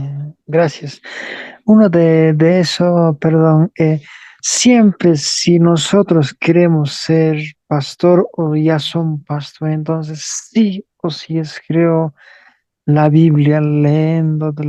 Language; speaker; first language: Spanish; non-native, local second language; Quechua